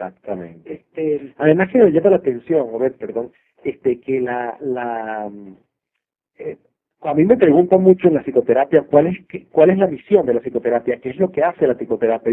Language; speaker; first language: Spanish; native; Spanish